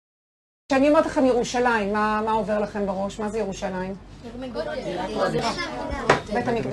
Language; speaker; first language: Hebrew; native; Hebrew